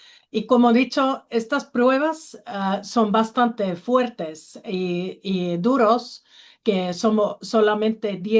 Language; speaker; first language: Spanish; non-native, learner; Finnish